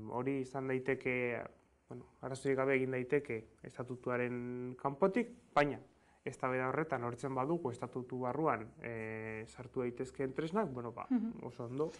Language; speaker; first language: Basque; non-native, local second language; Spanish